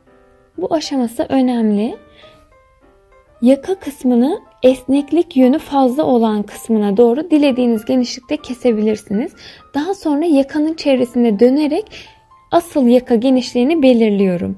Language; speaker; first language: Turkish; native; Turkish